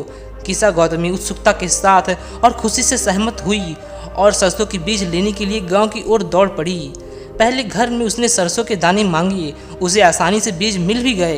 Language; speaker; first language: Hindi; native; Hindi